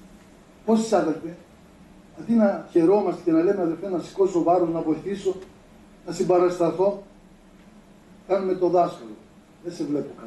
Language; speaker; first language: Greek; native; Greek